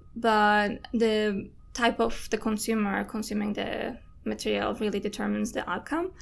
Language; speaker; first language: English; non-native, fluent; Turkish